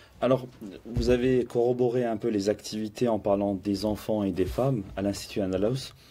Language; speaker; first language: French; early bilingual, other home language; Turkish